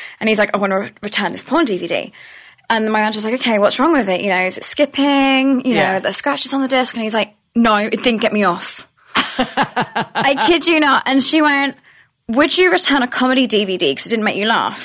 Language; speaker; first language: English; native; English